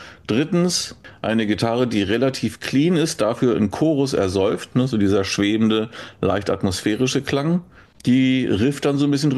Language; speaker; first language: German; native; German